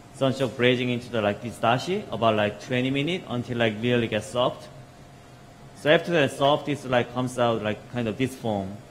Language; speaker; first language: English; non-native, learner; Korean